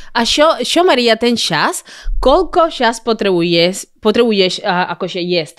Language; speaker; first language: Slovak; non-native, learner; Spanish